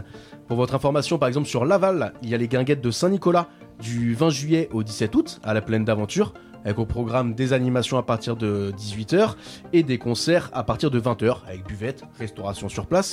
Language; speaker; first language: French; native; French